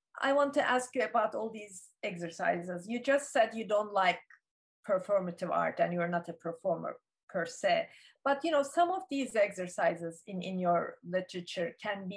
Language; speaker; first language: English; non-native, fluent; Turkish